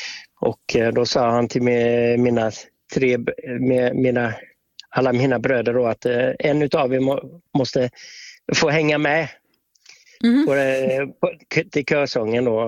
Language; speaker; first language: Swedish; native; Swedish